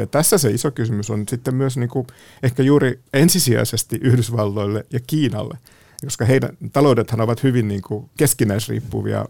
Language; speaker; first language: Finnish; native; Finnish